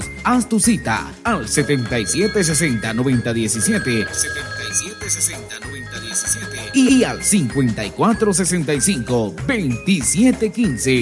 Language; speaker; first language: Spanish; native; Spanish